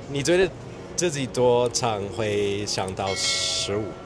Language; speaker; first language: Chinese; non-native, learner; English